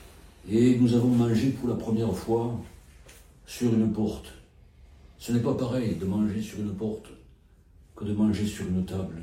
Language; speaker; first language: French; native; French